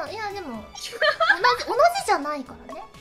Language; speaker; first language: Japanese; native; Japanese